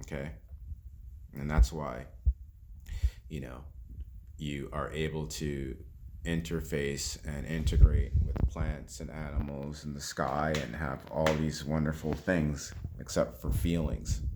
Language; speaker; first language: English; native; English